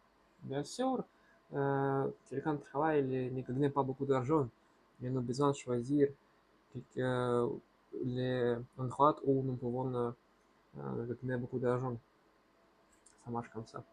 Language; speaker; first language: French; non-native, learner; Russian